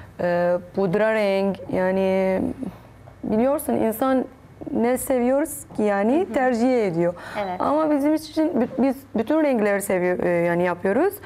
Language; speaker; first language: Turkish; non-native, learner; Arabic